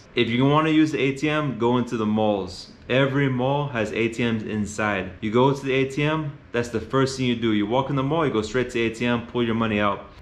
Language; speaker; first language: English; native; English